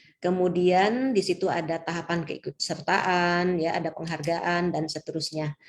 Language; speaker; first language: Indonesian; native; Indonesian